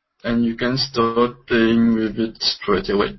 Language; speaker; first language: English; non-native, local second language; Morisyen